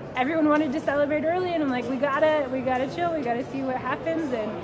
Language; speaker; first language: English; native; English